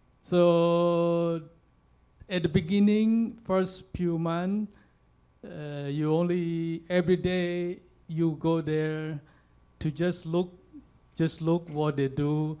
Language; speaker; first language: English; non-native, fluent; Balinese